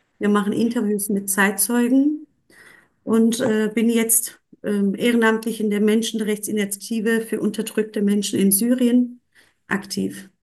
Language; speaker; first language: German; non-native, fluent; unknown